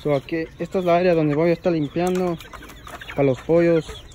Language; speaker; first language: Spanish; early bilingual, heritage; Spanish